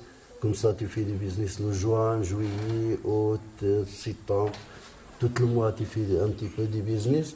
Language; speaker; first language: French; non-native, learner; Arabic